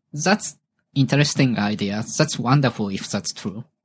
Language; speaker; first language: English; non-native, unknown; Japanese